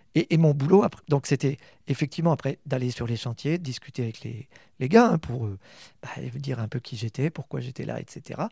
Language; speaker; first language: French; native; French